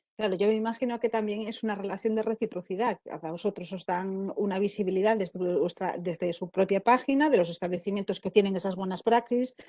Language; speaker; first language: Spanish; native; Spanish